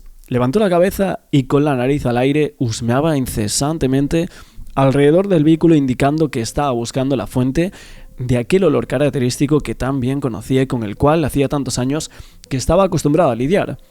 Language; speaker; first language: Spanish; native; Spanish